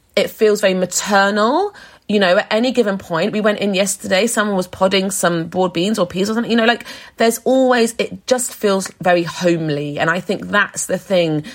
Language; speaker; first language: English; native; English